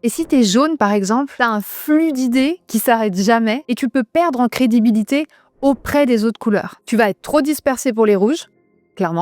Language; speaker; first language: French; native; French